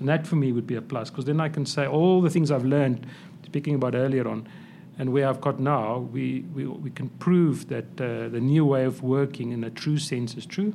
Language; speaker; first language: English; non-native, local second language; Afrikaans